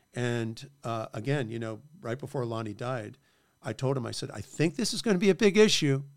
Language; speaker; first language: English; native; English